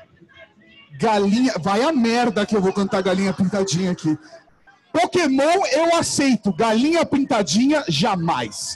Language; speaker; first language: Portuguese; native; Portuguese